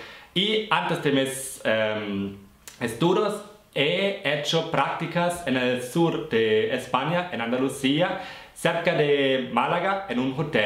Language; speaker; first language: Spanish; non-native, fluent; German